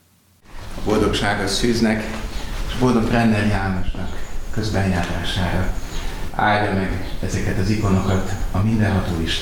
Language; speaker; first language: Hungarian; native; Hungarian